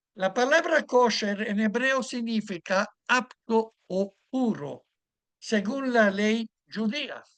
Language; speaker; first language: Spanish; non-native, fluent; Italian